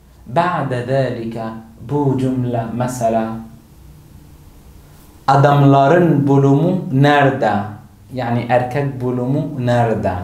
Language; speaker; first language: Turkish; non-native, learner; Arabic